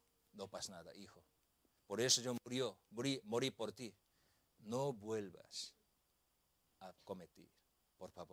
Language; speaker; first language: Spanish; non-native, learner; Korean